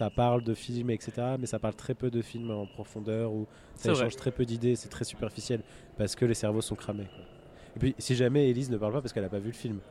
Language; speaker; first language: French; native; French